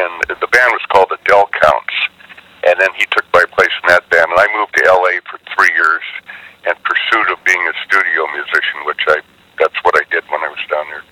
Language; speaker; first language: English; native; English